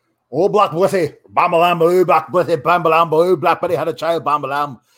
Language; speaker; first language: English; native; English